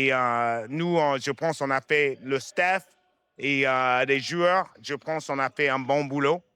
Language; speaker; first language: French; non-native, fluent; English